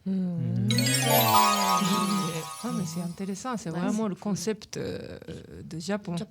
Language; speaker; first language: French; non-native, learner; Japanese